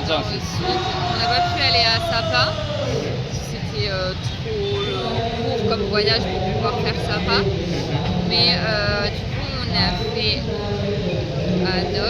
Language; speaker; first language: French; native; French